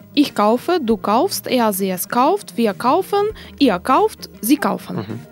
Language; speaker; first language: German; non-native, learner; Russian